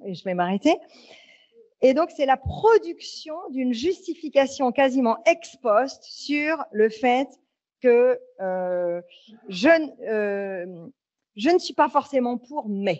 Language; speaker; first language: French; native; French